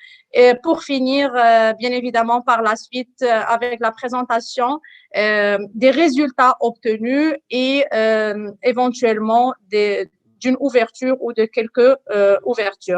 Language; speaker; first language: French; non-native, local second language; Arabic